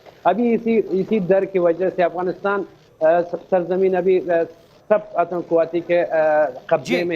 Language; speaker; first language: Hindi; non-native, fluent; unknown